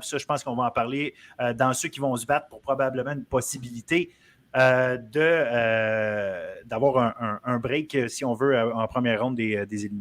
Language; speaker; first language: French; native; French